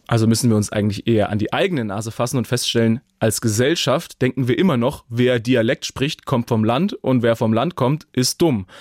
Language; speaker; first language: German; native; German